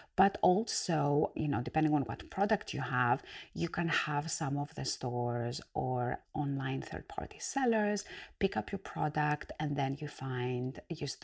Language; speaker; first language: English; non-native, fluent; Greek